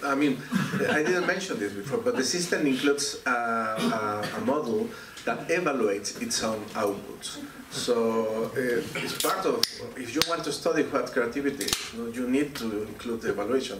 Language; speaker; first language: English; non-native, fluent; Spanish